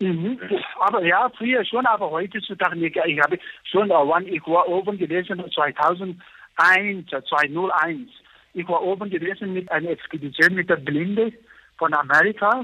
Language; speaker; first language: German; non-native, learner; Nepali